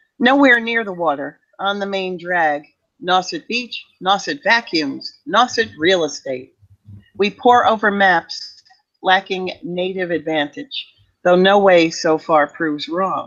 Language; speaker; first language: English; native; English